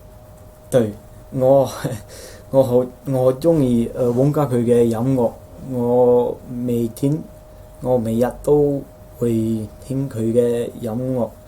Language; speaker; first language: Chinese; non-native, fluent; Dutch